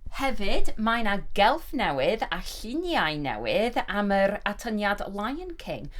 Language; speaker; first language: Welsh; non-native, learner; English